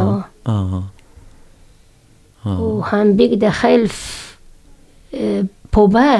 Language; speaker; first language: Swedish; non-native, learner; Syriac